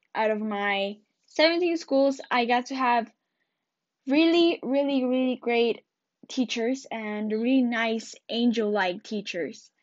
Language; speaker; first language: English; early bilingual, other home language; Spanish